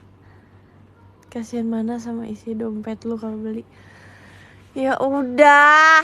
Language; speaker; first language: Indonesian; native; Indonesian